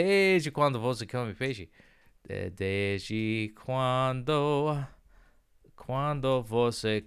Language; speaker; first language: Portuguese; non-native, learner; English